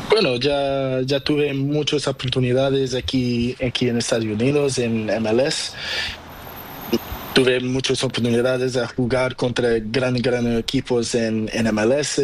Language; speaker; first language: Spanish; non-native, learner; Portuguese